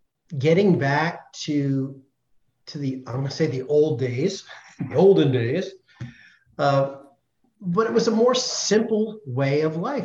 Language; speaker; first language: English; native; English